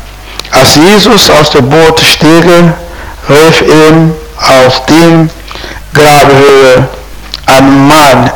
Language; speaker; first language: German; non-native, fluent; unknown